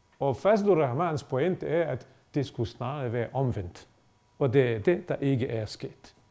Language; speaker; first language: Danish; non-native, fluent; Bosnian